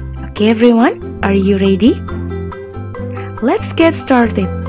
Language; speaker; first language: English; non-native, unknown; Indonesian